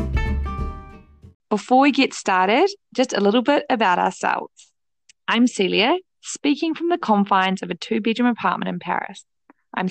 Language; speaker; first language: English; native; English